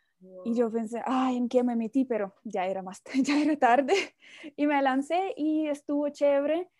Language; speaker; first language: Spanish; non-native, fluent; Russian